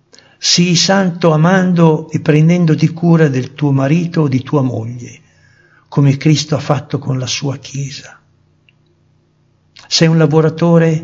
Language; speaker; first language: Italian; native; Italian